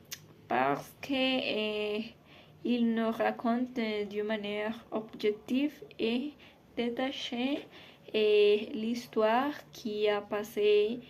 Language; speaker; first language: French; non-native, learner; Spanish